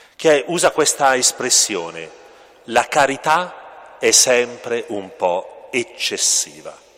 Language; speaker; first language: Italian; native; Italian